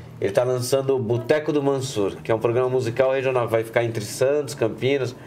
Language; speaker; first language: Portuguese; native; Portuguese